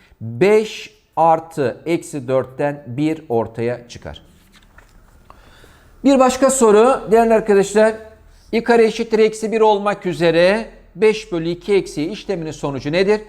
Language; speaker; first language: Turkish; native; Turkish